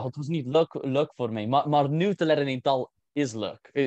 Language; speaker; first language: Dutch; non-native, learner; English